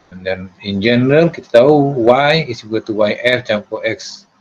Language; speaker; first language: English; non-native, local second language; Malay